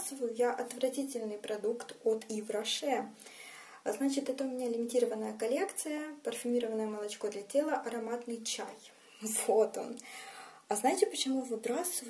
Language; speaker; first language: Russian; native; Russian